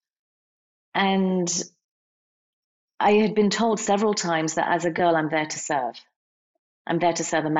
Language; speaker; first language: English; native; English